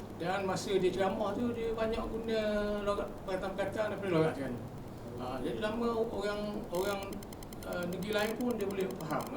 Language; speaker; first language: Malay; native; Malay